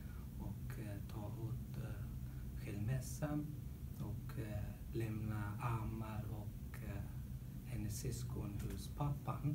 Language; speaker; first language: Swedish; non-native, learner; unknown